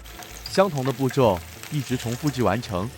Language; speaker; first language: Chinese; native; Chinese